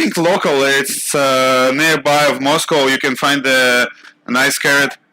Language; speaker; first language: English; non-native, learner; Russian